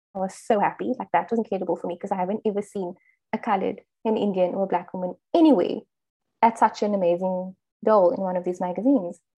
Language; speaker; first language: English; native; English